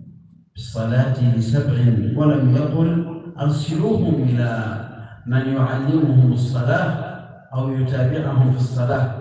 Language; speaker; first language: Arabic; non-native, fluent; Indonesian